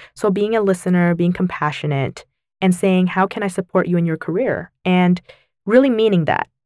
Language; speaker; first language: English; early bilingual, other home language; Vietnamese